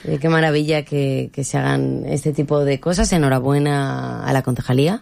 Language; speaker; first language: Spanish; native; Spanish